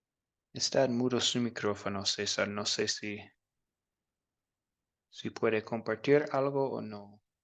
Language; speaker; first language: Spanish; non-native, fluent; English